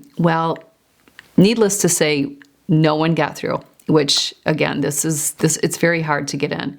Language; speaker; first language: English; native; English